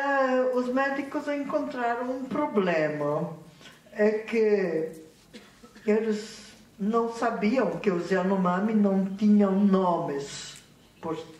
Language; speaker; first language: Portuguese; non-native, fluent; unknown